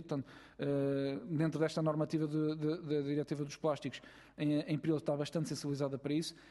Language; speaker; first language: Portuguese; native; Portuguese